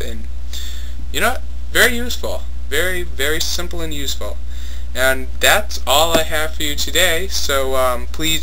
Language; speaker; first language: English; native; English